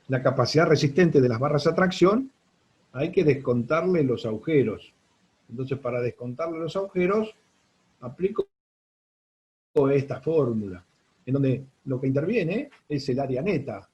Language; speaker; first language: Spanish; native; Spanish